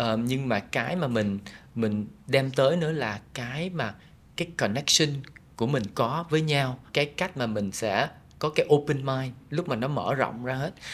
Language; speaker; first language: Vietnamese; early bilingual, heritage; Vietnamese